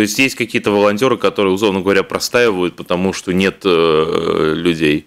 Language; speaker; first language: Russian; native; Russian